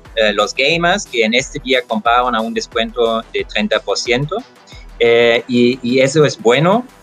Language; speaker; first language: Spanish; non-native, fluent; German